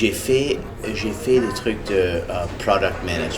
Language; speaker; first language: French; early bilingual, heritage; English